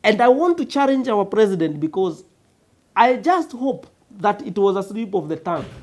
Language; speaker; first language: English; non-native, local second language; Kikuyu